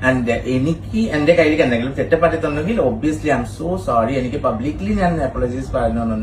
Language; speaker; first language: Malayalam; non-native, fluent; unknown